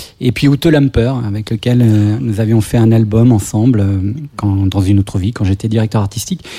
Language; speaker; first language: French; native; French